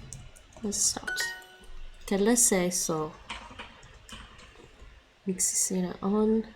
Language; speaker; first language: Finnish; non-native, learner; English